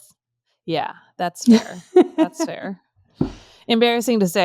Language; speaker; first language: English; native; English